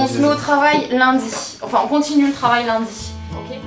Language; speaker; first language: French; native; French